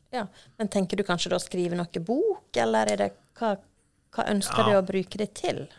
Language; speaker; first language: Norwegian; native; Norwegian